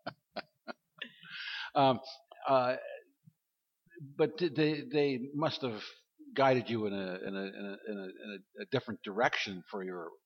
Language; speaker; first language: English; native; English